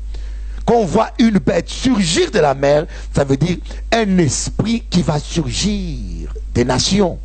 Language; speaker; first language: French; non-native, local second language; Lingala